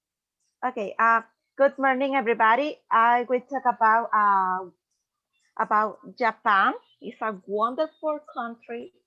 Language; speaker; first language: English; non-native, learner; Spanish